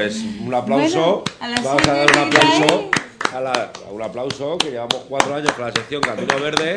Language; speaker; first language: Spanish; native; Spanish